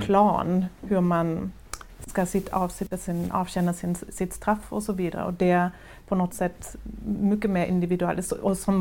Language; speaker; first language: Swedish; non-native, fluent; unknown